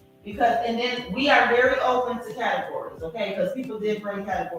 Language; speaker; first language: English; native; English